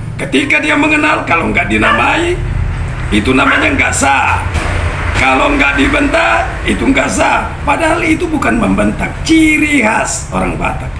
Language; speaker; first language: Indonesian; non-native, local second language; Batak Toba